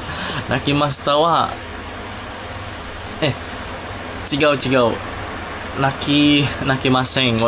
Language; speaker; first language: Japanese; non-native, learner; Indonesian